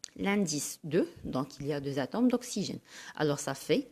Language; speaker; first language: French; non-native, local second language; Arabic